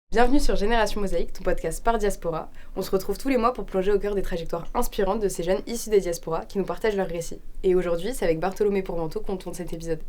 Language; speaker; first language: French; early bilingual, other home language; Arabic